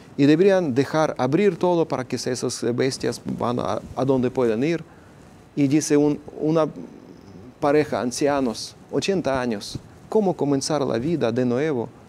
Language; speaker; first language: Spanish; non-native, fluent; Ukrainian